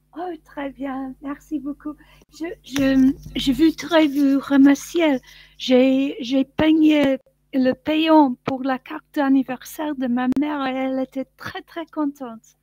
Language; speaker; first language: French; non-native, learner; English